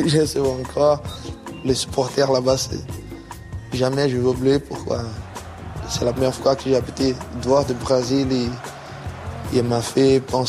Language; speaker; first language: French; non-native, fluent; Portuguese